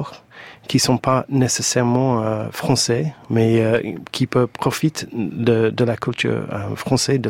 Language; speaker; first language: French; non-native, fluent; English